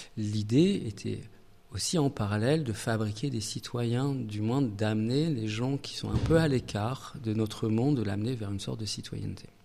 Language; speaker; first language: French; native; French